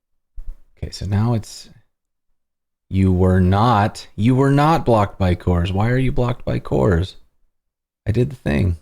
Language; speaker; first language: English; native; English